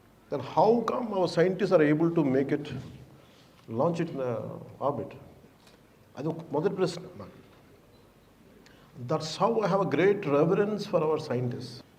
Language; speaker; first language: English; non-native, local second language; Telugu